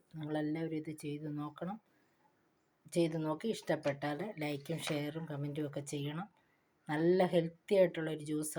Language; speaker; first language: Malayalam; native; Malayalam